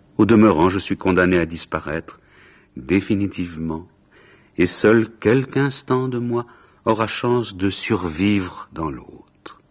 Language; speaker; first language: French; native; French